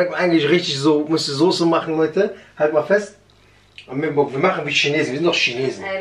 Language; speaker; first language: German; early bilingual, other home language; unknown